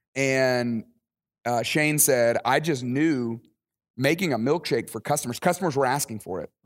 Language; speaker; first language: English; native; English